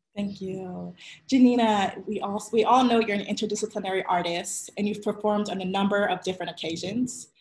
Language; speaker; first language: English; native; English